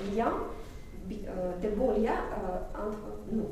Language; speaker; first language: French; non-native, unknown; Russian